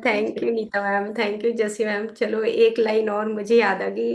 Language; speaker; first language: Hindi; native; Hindi